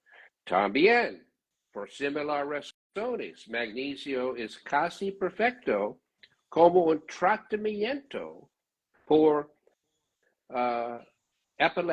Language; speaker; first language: Spanish; non-native, learner; English